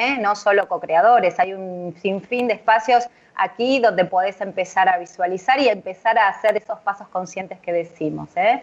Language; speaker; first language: Spanish; native; Spanish